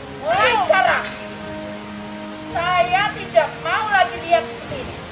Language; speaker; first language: Indonesian; non-native, local second language; Javanese